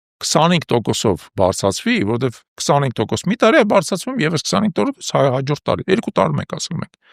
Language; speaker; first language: Armenian; native; Armenian